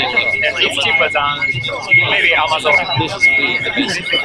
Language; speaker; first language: English; non-native, learner; Japanese